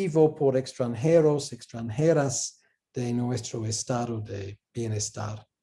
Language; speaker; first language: Spanish; non-native, fluent; English